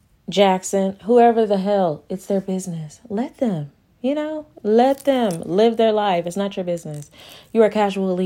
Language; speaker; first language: English; native; English